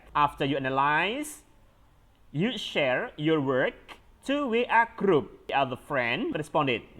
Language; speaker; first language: English; non-native, fluent; Indonesian